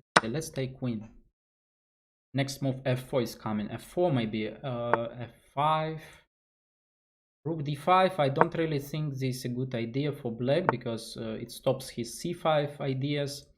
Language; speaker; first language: English; non-native, fluent; Russian